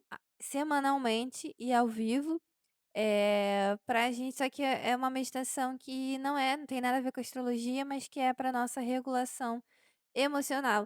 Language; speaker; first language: Portuguese; native; Portuguese